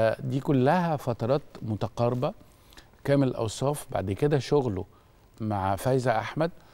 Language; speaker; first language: Egyptian Arabic; native; Egyptian Arabic